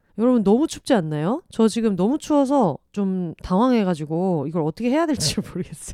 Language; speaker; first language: Korean; native; Korean